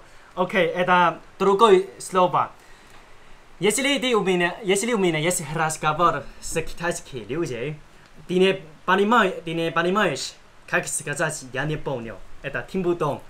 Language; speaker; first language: Russian; non-native, learner; Chinese